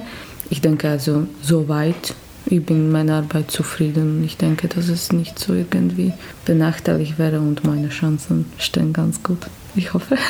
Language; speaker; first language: German; non-native, fluent; Slovak